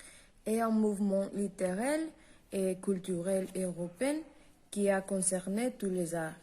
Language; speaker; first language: French; non-native, learner; Spanish